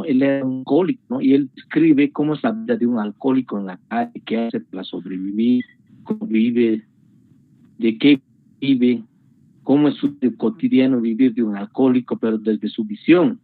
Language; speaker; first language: Spanish; native; Spanish